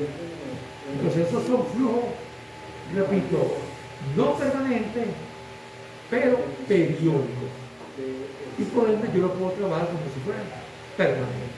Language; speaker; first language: Spanish; native; Spanish